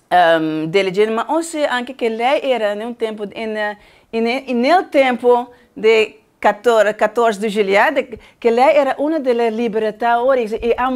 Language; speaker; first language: Italian; non-native, learner; Spanish